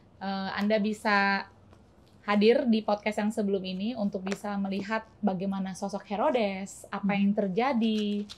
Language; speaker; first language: Indonesian; native; Indonesian